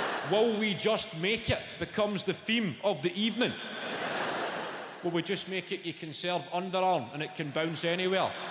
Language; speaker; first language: English; native; English